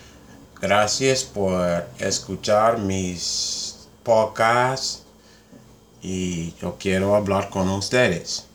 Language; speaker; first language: Spanish; non-native, learner; English